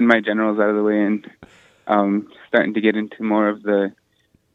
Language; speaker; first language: English; native; English